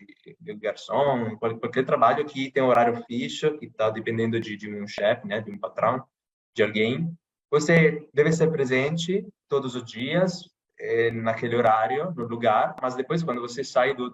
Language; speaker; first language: Portuguese; non-native, fluent; Italian